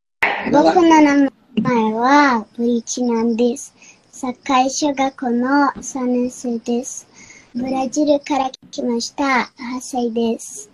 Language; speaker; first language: Japanese; early bilingual, other home language; Portuguese